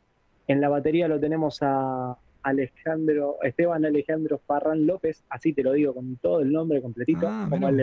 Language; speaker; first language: Spanish; native; Spanish